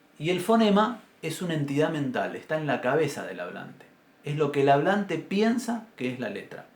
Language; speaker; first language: Spanish; native; Spanish